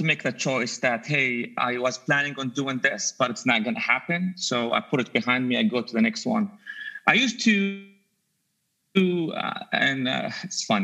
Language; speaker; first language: English; non-native, fluent; Arabic